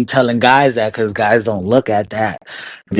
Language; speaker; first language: English; native; English